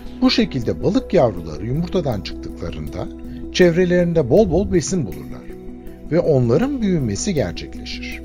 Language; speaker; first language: Turkish; native; Turkish